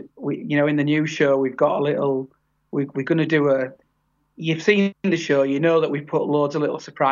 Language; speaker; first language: English; native; English